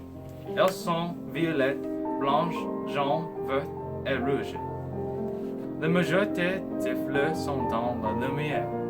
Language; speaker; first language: French; non-native, learner; English